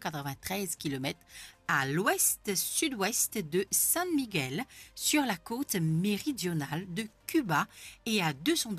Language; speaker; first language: French; non-native, local second language; Morisyen